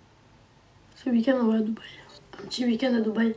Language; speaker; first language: French; non-native, local second language; Arabic